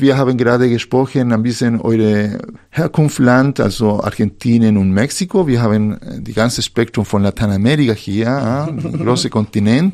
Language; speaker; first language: German; non-native, fluent; Spanish